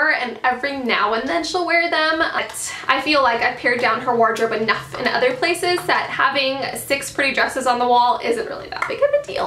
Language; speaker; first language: English; native; English